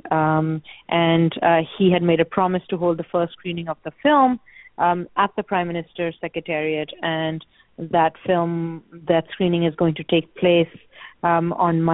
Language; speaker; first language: English; non-native, local second language; Urdu